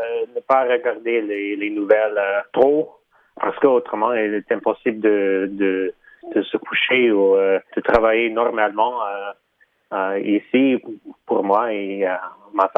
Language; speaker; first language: French; early bilingual, heritage; Ukrainian